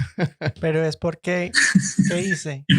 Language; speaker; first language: Spanish; non-native, fluent; English